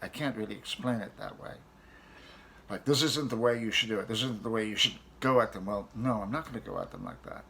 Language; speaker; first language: English; native; English